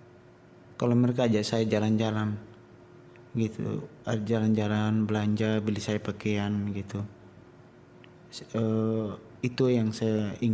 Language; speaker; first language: Indonesian; non-native, local second language; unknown